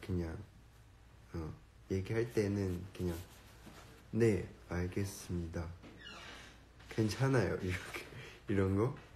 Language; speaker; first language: Korean; non-native, learner; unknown